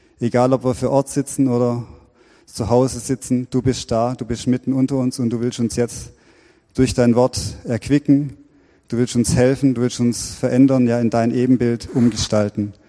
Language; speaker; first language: German; native; German